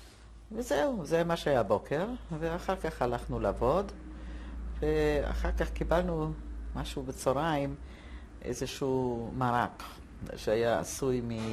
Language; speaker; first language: Hebrew; non-native, fluent; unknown